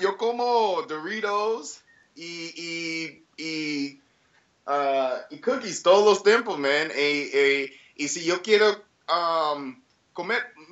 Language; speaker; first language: Spanish; early bilingual, heritage; English